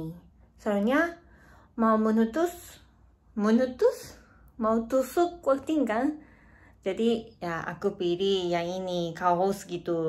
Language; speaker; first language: Indonesian; non-native, learner; Japanese